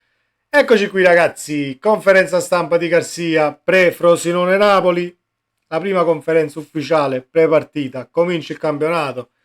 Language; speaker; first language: Italian; native; Italian